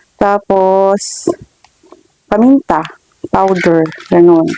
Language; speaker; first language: Filipino; non-native, local second language; Hiligaynon